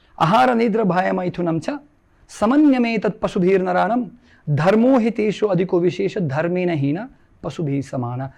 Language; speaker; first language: Nepali; non-native, fluent; Russian